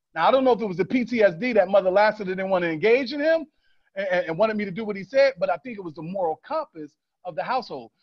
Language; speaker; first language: English; native; English